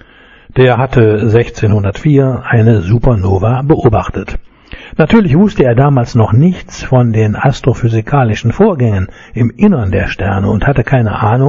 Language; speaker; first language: German; native; German